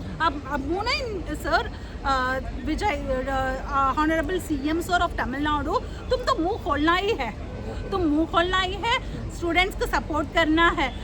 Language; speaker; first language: Hindi; non-native, local second language; Tamil